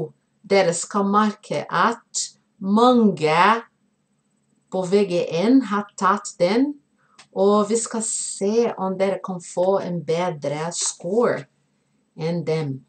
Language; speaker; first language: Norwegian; non-native, fluent; Portuguese